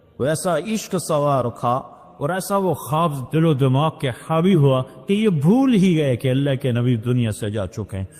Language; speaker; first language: Urdu; non-native, local second language; Punjabi